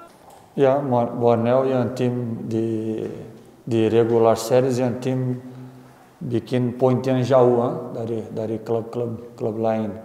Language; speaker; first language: Indonesian; non-native, fluent; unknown